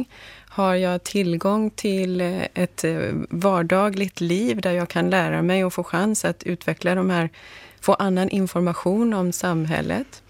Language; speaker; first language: Swedish; native; Swedish